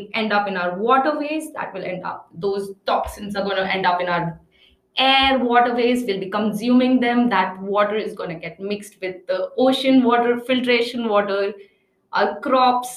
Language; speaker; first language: English; non-native, local second language; Hindi